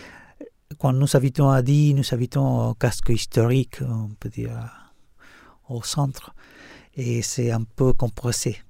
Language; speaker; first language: French; non-native, learner; Spanish